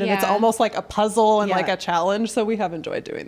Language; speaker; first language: English; native; English